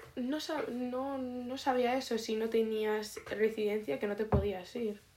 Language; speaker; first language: Spanish; early bilingual, heritage; Spanish